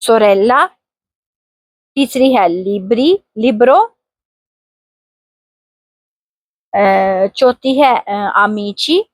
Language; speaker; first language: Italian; non-native, fluent; Urdu